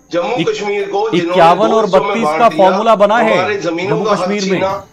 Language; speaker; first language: Hindi; native; Hindi